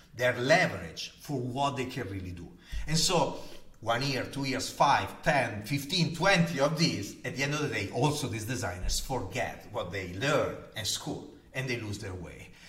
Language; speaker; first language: English; non-native, fluent; Italian